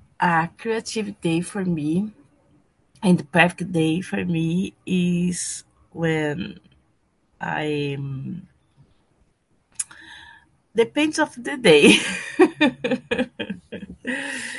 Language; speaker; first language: English; non-native, learner; Portuguese